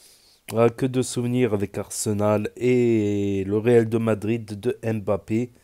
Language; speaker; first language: French; native; French